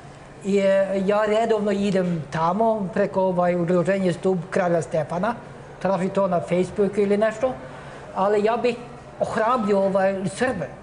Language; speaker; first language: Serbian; non-native, fluent; Norwegian